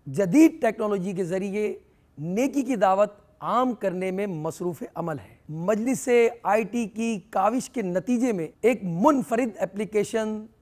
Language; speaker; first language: Urdu; native; Urdu